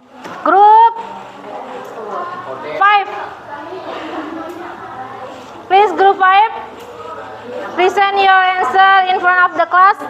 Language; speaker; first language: English; non-native, fluent; Indonesian